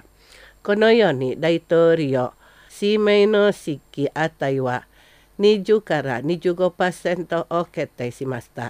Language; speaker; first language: Japanese; non-native, fluent; Indonesian